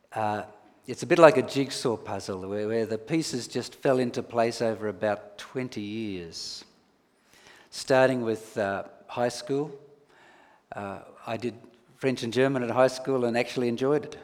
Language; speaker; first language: English; native; English